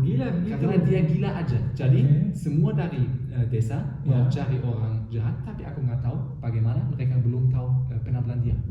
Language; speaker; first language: Indonesian; non-native, fluent; German